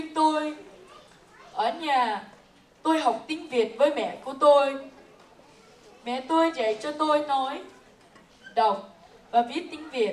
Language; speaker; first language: Vietnamese; early bilingual, heritage; Vietnamese